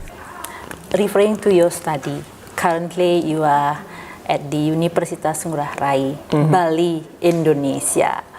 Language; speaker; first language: English; non-native, fluent; Indonesian